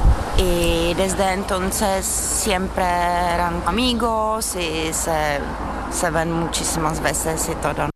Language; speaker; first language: Spanish; non-native, learner; Czech